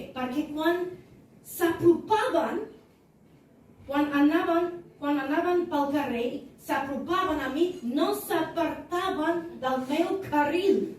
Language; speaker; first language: Catalan; non-native, fluent; English